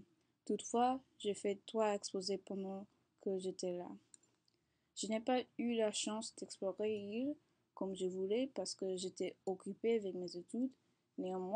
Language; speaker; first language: French; non-native, learner; English